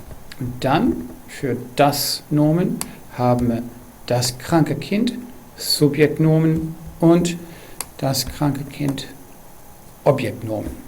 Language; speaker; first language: German; non-native, fluent; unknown